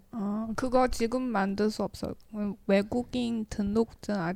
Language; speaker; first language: Korean; non-native, learner; Chinese